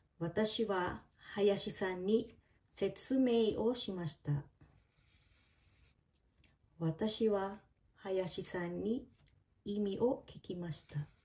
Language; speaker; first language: Japanese; non-native, fluent; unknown